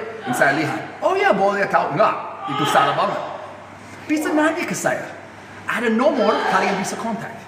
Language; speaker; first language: Indonesian; non-native, fluent; English